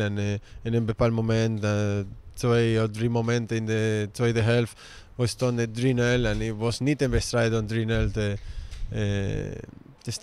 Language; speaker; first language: Dutch; non-native, learner; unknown